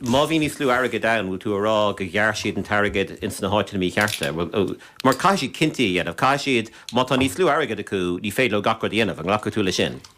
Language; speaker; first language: Irish; native; Irish